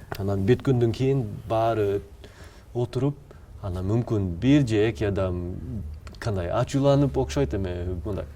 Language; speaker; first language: Kyrgyz; non-native, fluent; English